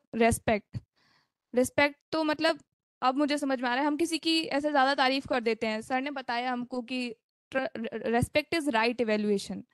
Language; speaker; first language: Hindi; native; Hindi